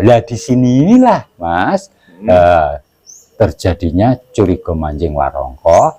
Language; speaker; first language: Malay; non-native, local second language; Javanese